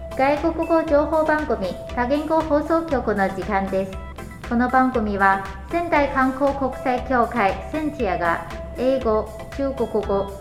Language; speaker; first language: Japanese; non-native, fluent; Chinese